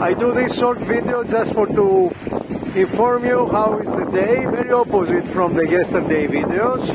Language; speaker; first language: English; non-native, learner; Greek